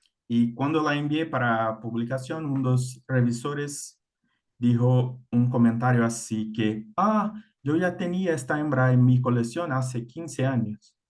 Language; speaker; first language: Spanish; non-native, fluent; Portuguese